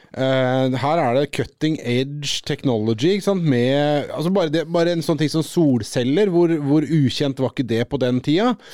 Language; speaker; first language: Norwegian; native; Norwegian